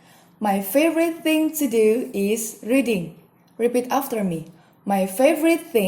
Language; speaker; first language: English; non-native, fluent; Indonesian